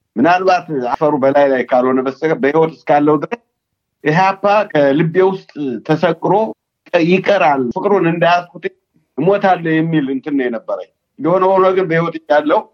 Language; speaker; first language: Amharic; native; Amharic